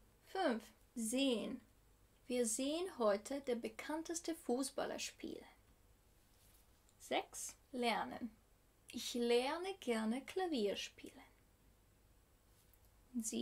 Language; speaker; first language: German; non-native, fluent; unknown